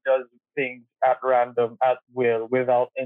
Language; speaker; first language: English; non-native, local second language; Cebuano